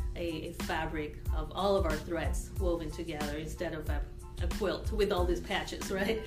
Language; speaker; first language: English; non-native, fluent; Spanish